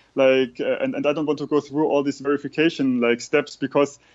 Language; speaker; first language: English; non-native, fluent; German